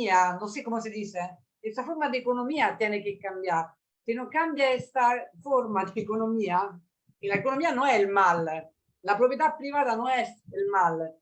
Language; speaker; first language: Spanish; non-native, learner; Italian